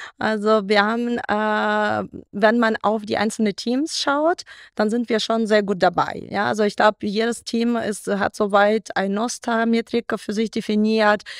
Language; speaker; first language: German; non-native, fluent; Russian